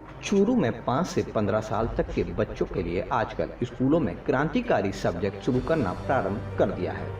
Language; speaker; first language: Hindi; native; Hindi